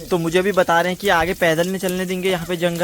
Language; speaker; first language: Hindi; native; Hindi